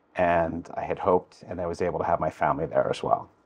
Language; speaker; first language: English; native; English